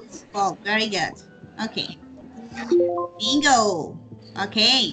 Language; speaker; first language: English; non-native, learner; Spanish